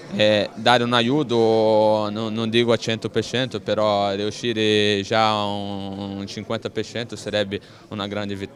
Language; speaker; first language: Italian; non-native, fluent; Portuguese